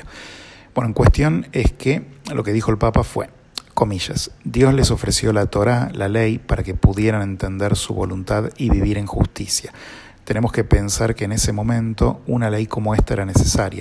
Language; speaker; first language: Spanish; native; Spanish